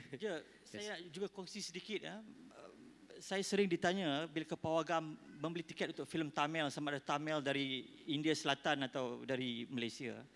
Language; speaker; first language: Malay; native; Malay